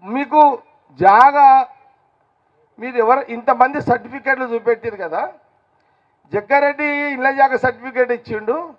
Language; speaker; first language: Telugu; native; Telugu